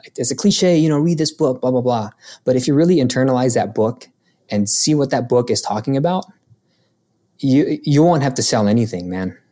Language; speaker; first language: English; non-native, local second language; Filipino